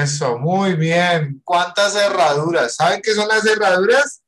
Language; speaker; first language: Spanish; native; Spanish